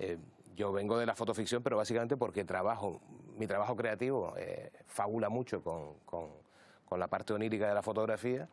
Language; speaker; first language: Spanish; native; Spanish